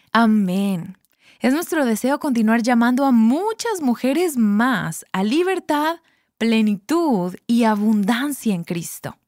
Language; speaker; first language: Spanish; native; Spanish